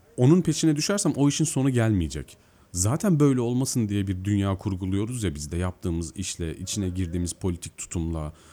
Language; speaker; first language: Turkish; native; Turkish